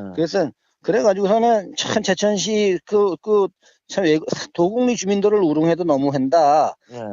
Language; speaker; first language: Korean; native; Korean